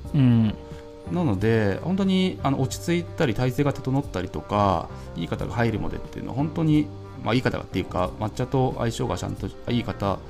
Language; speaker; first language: Japanese; native; Japanese